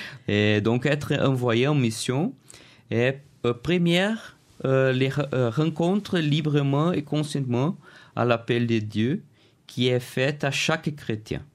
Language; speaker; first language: French; non-native, learner; Portuguese